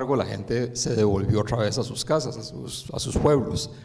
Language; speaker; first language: Spanish; early bilingual, other home language; Chinese